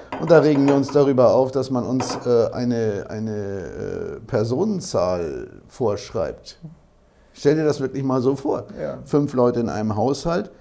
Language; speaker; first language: German; native; German